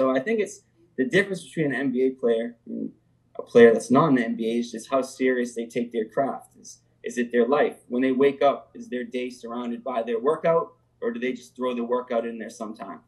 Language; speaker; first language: English; native; English